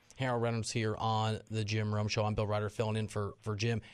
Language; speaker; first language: English; native; English